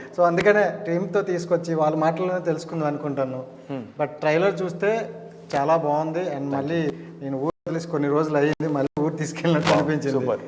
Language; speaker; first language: Telugu; native; Telugu